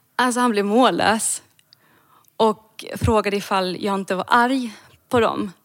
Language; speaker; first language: Swedish; early bilingual, other home language; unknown